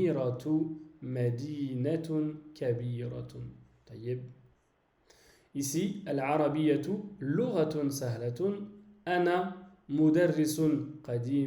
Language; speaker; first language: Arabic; non-native, fluent; French